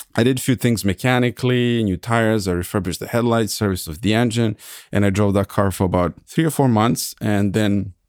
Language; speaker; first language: English; non-native, fluent; Serbian